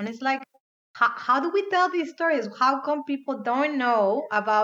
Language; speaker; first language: English; non-native, fluent; Spanish